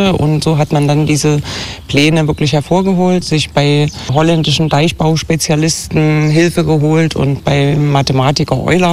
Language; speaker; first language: German; native; German